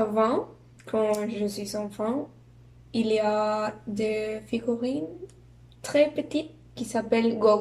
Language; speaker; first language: French; non-native, learner; Spanish